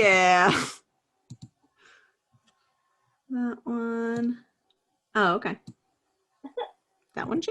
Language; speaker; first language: English; native; English